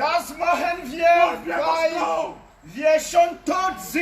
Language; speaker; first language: German; non-native, learner; French